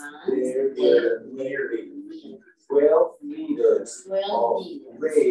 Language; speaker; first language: English; non-native, fluent; Spanish